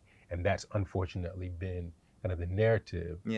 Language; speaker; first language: English; native; English